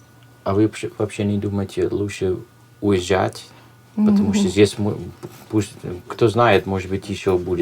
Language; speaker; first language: Russian; non-native, fluent; Dutch